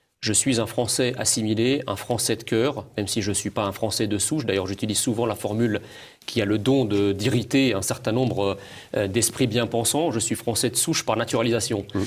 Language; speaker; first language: French; early bilingual, other home language; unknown